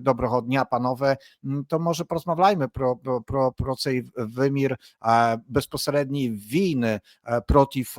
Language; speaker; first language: Polish; non-native, learner; Ukrainian